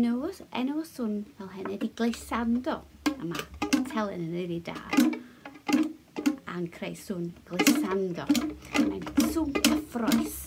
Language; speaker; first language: Welsh; non-native, local second language; English